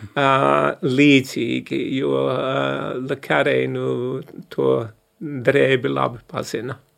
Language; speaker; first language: Latvian; early bilingual, heritage; Latvian